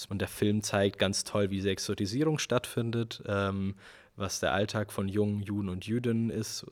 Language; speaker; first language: German; early bilingual, other home language; Russian